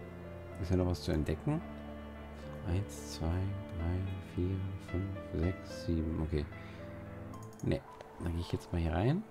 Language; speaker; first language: German; native; German